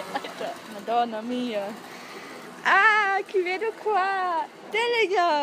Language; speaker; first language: Italian; non-native, learner; German